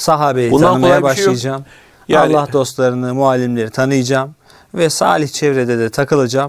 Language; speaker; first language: Turkish; native; Turkish